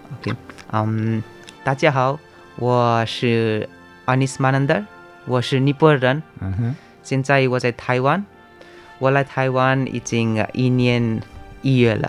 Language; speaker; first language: Chinese; non-native, learner; Nepali